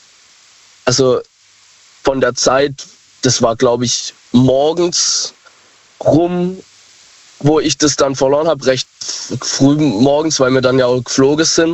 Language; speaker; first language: German; native; German